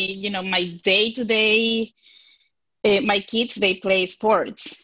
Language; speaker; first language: English; non-native, fluent; Spanish